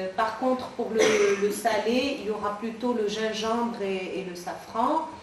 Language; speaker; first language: French; non-native, local second language; Arabic